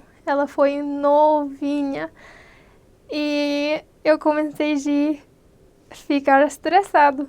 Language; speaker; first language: Portuguese; non-native, fluent; English